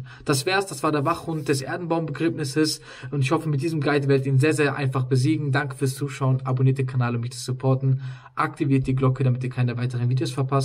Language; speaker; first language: German; native; German